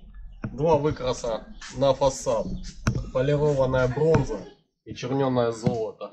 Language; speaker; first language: Russian; native; Russian